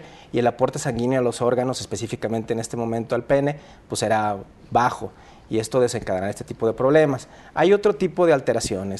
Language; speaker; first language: Spanish; native; Spanish